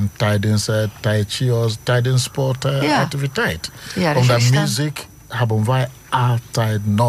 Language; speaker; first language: Dutch; non-native, learner; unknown